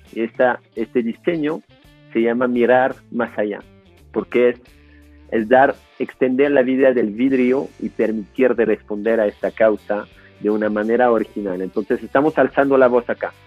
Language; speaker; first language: Spanish; non-native, fluent; French